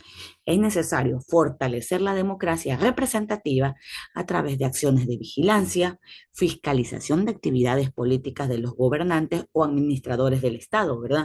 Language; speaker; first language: Spanish; native; Spanish